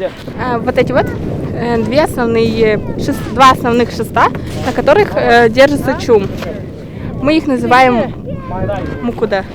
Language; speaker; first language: Russian; non-native, local second language; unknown